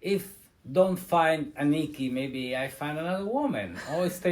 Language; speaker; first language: English; non-native, learner; Italian